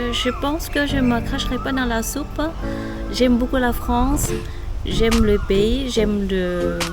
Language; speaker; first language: French; non-native, fluent; Thai